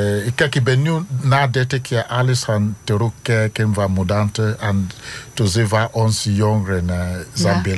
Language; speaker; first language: Dutch; non-native, fluent; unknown